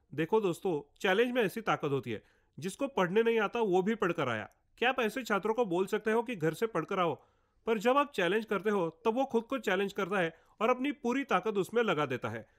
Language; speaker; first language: Hindi; non-native, local second language; Marathi